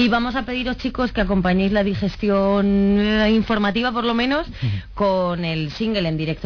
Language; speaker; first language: Spanish; native; Spanish